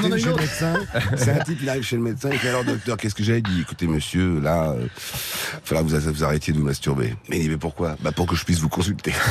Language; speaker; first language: French; native; French